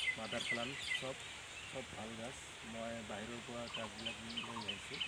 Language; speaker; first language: Assamese; non-native, local second language; Bangla